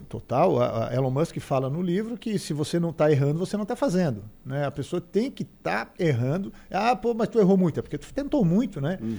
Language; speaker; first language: Portuguese; native; Portuguese